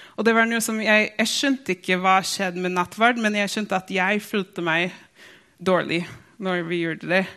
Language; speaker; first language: Norwegian; non-native, fluent; English